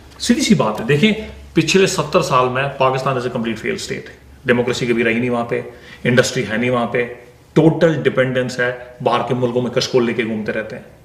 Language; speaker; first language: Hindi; non-native, local second language; Kashmiri